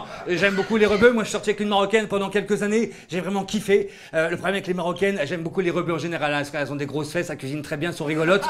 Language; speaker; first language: French; native; French